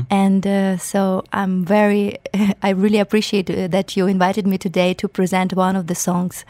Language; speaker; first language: English; non-native, fluent; Ukrainian